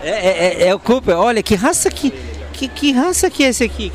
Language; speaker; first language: Portuguese; native; Portuguese